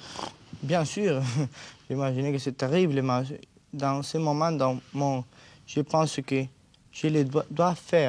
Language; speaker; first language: French; non-native, learner; Spanish